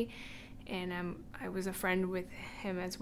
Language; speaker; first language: English; non-native, fluent; Chinese